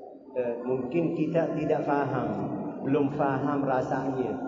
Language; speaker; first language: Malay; non-native, learner; Arabic